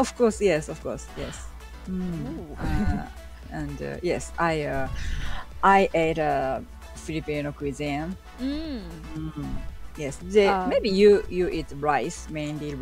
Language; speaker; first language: English; non-native, learner; Japanese